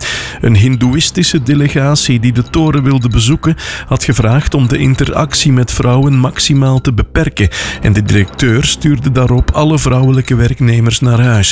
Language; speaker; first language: Dutch; native; Dutch